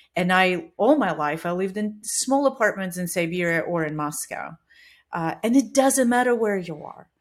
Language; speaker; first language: English; non-native, fluent; Russian